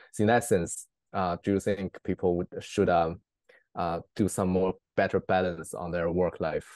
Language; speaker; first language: English; non-native, fluent; Chinese